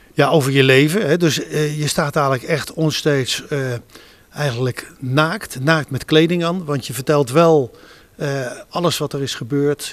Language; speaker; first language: Dutch; native; Dutch